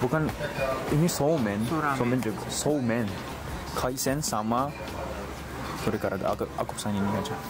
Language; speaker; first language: Indonesian; non-native, fluent; Japanese